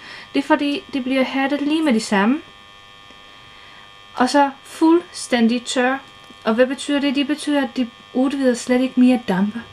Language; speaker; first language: Danish; non-native, fluent; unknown